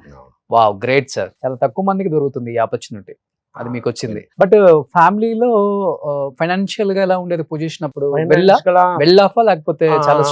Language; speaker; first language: Telugu; native; Telugu